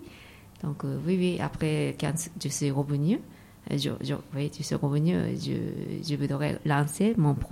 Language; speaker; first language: French; non-native, fluent; Japanese